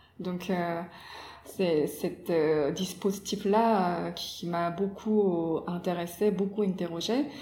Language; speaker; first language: French; non-native, fluent; Korean